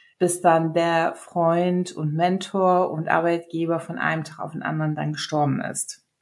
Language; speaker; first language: German; early bilingual, other home language; Serbian